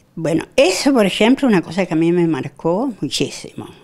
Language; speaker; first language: Spanish; native; Spanish